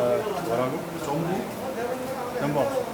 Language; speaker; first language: Korean; non-native, learner; Nepali